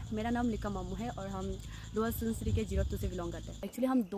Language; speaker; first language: Hindi; non-native, local second language; Nyishi